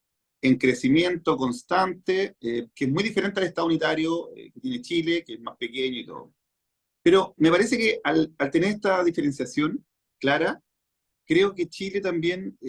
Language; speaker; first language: Spanish; native; Spanish